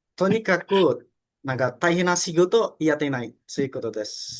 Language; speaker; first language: Japanese; non-native, learner; Indonesian